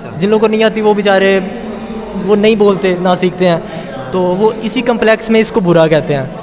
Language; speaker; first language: Hindi; non-native, local second language; Punjabi